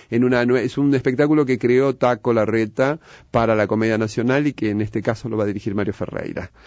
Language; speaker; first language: Spanish; native; Spanish